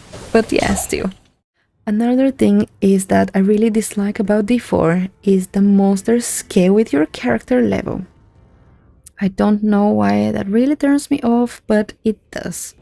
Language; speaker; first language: English; non-native, fluent; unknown